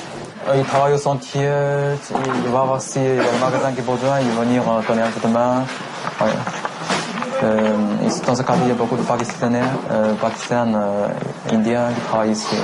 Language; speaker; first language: French; non-native, learner; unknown